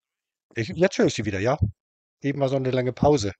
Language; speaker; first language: German; native; German